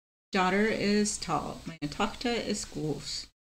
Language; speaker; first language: German; non-native, learner; Spanish